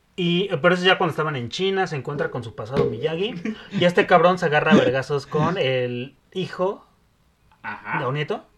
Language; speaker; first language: Spanish; native; Spanish